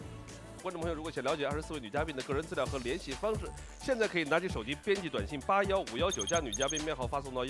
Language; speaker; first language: Chinese; native; Chinese